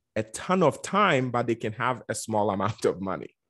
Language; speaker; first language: English; non-native, local second language; Akan